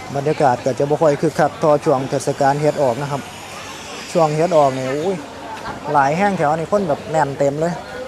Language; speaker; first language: Thai; native; Thai